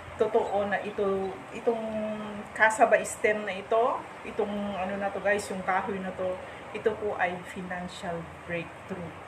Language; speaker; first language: Filipino; non-native, local second language; Iloko